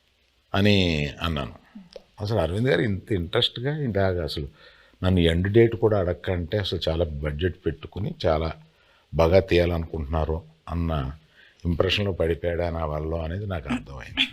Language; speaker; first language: Telugu; native; Telugu